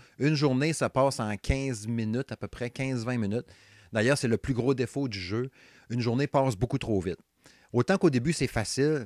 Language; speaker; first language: French; native; French